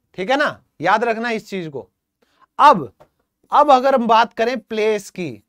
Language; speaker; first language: Hindi; native; Hindi